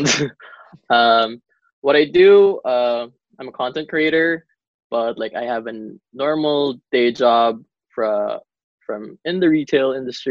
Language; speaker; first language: English; non-native, local second language; Cebuano